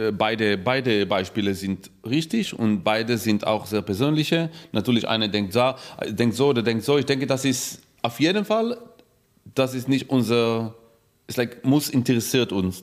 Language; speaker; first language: German; non-native, fluent; Hebrew